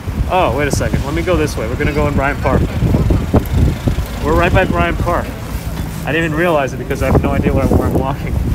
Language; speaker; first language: English; early bilingual, other home language; Russian